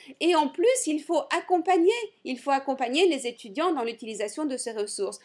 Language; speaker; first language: French; native; French